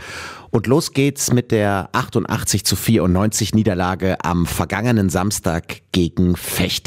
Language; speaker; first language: German; native; German